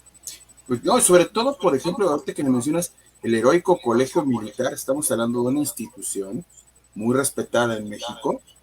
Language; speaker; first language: Spanish; native; Spanish